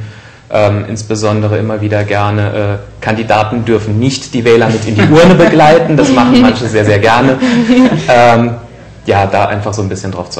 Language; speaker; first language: German; native; German